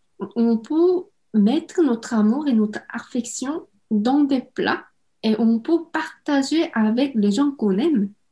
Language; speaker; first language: French; non-native, fluent; Korean